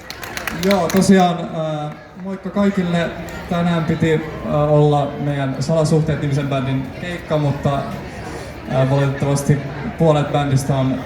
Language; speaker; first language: Finnish; native; Finnish